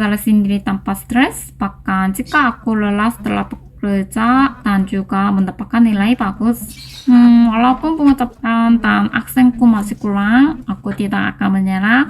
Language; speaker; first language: Indonesian; non-native, learner; Korean